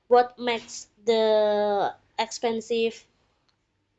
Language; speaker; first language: English; non-native, learner; Indonesian